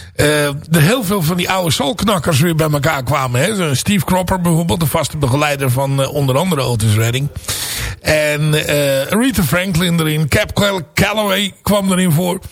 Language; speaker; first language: Dutch; native; Dutch